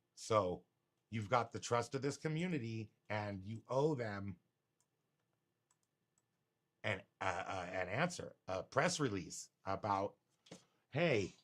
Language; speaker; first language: English; native; English